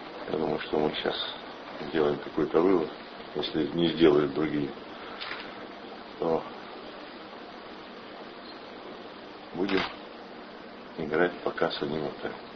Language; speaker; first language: Russian; native; Russian